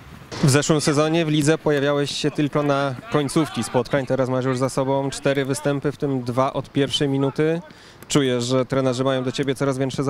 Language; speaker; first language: Polish; native; Polish